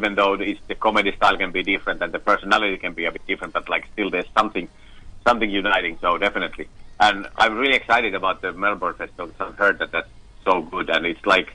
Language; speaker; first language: English; non-native, fluent; Finnish